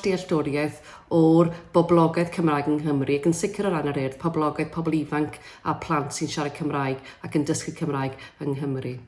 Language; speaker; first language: Welsh; native; Welsh